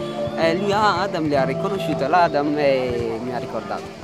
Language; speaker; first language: Italian; non-native, learner; Somali